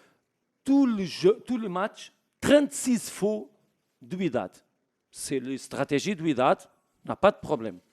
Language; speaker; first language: French; non-native, learner; Portuguese